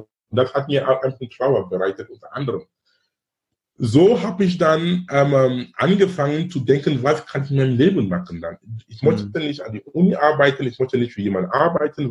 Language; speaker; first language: German; non-native, fluent; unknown